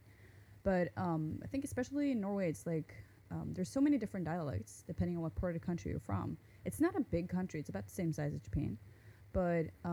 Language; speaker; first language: English; non-native, fluent; Norwegian